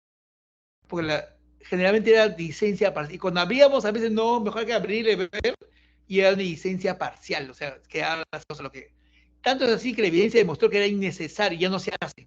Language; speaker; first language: Spanish; native; Spanish